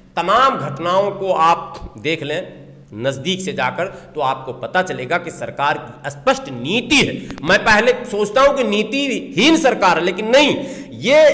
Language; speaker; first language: Hindi; native; Hindi